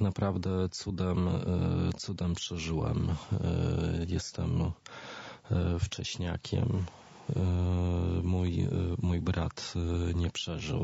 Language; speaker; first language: Polish; native; Polish